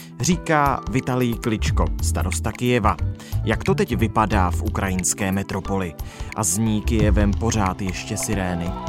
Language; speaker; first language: Czech; native; Czech